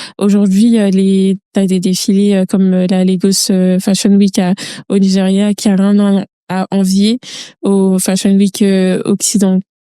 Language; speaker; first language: French; early bilingual, other home language; Bambara